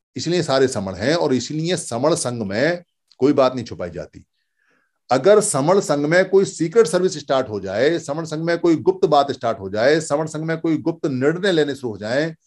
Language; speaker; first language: Hindi; native; Hindi